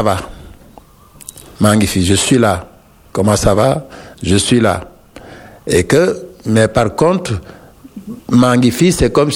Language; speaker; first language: French; non-native, local second language; Wolof